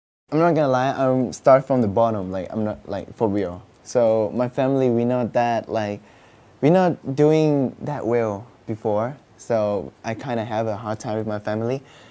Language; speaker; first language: English; non-native, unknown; Thai